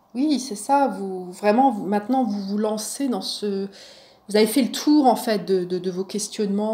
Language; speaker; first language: French; native; French